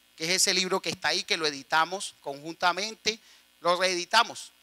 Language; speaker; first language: Spanish; native; Spanish